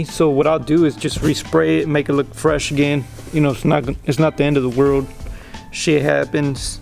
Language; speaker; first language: English; native; English